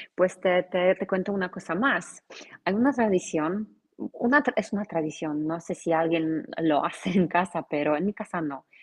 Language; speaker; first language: Spanish; non-native, fluent; Polish